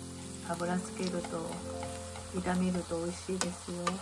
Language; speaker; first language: Japanese; non-native, fluent; Chinese